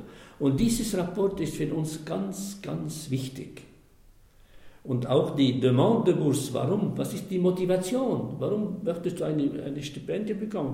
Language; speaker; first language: German; non-native, fluent; Arabic